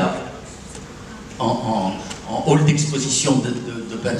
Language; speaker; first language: French; native; French